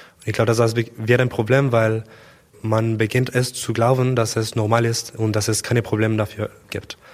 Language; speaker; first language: German; non-native, learner; Spanish